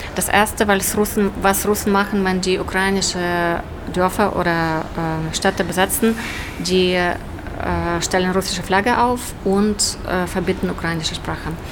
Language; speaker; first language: German; non-native, fluent; Ukrainian